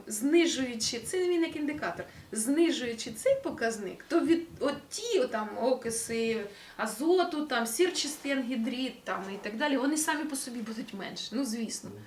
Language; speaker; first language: Ukrainian; native; Ukrainian